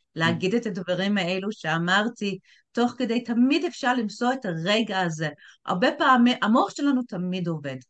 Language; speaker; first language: Hebrew; non-native, fluent; English